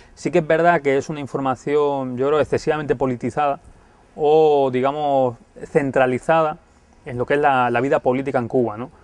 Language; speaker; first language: Spanish; native; Spanish